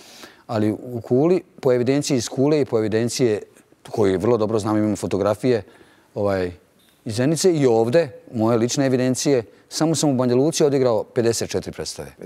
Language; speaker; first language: Bosnian; native; Bosnian